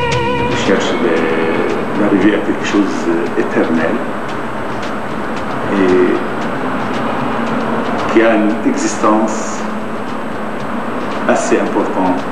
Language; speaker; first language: French; non-native, fluent; Arabic